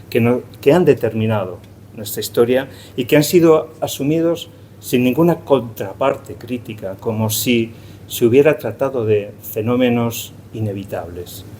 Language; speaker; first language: Spanish; native; Spanish